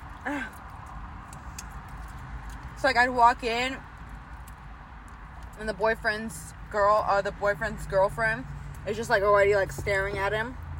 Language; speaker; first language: English; early bilingual, other home language; Spanish